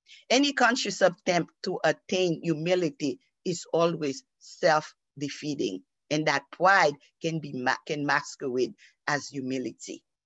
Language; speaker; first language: English; non-native, fluent; Haitian Creole